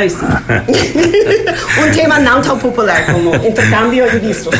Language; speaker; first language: Portuguese; non-native, fluent; English